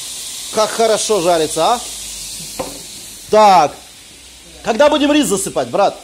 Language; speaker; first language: Russian; native; Russian